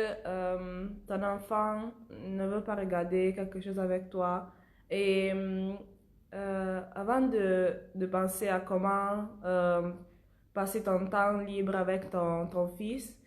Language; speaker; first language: French; non-native, learner; Italian